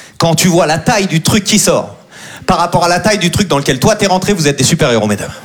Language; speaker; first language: French; native; French